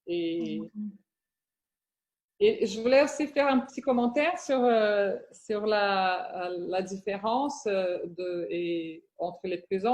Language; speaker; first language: French; non-native, fluent; Portuguese